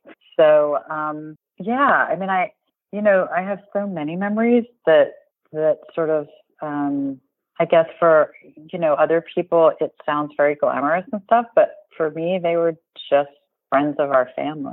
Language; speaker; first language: English; native; English